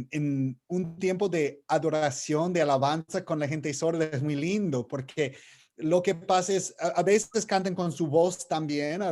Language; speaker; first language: Spanish; non-native, fluent; English